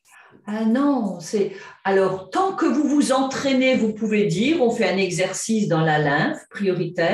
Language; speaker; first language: French; native; French